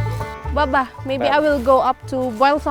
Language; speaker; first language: English; non-native, learner; Indonesian